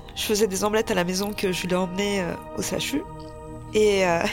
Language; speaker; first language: French; early bilingual, other home language; Russian